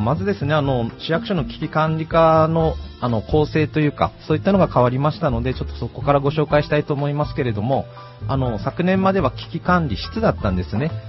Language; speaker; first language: Japanese; native; Japanese